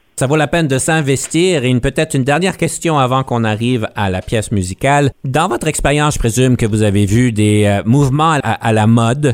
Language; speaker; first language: French; native; French